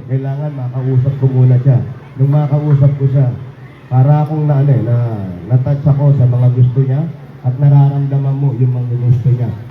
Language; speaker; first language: Filipino; native; Filipino